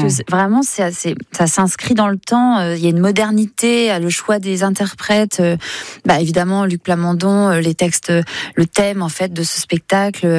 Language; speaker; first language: French; native; French